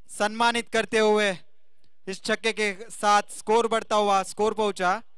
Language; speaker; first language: Hindi; non-native, local second language; Marathi